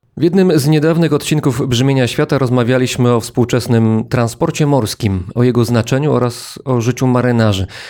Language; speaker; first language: Polish; native; Polish